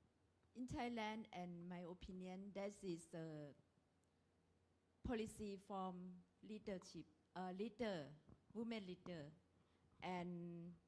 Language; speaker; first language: English; non-native, learner; Thai